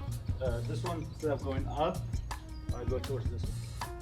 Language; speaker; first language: English; non-native, fluent; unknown